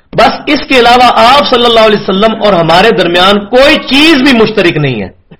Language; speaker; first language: Urdu; non-native, local second language; Punjabi